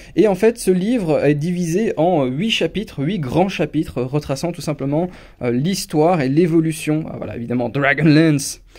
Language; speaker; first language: French; non-native, fluent; English